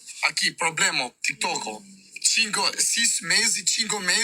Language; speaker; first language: Spanish; non-native, learner; Albanian